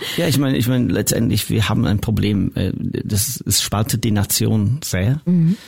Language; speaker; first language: German; non-native, fluent; English